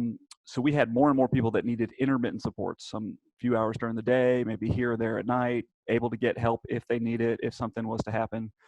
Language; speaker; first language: English; native; English